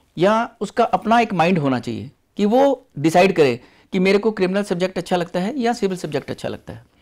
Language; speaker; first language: Hindi; non-native, local second language; Punjabi